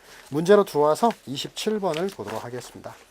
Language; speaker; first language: Korean; native; Korean